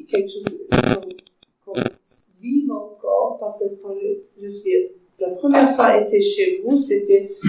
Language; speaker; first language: French; non-native, fluent; German